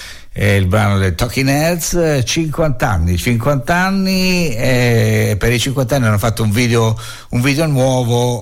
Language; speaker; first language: Italian; native; Italian